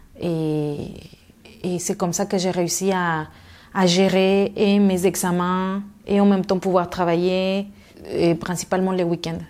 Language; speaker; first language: French; non-native, fluent; Spanish